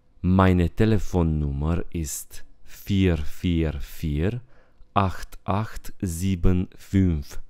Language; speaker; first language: German; non-native, fluent; Romanian